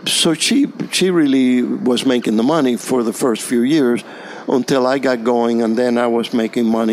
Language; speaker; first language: English; non-native, fluent; Spanish